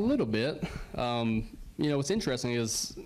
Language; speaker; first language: English; native; English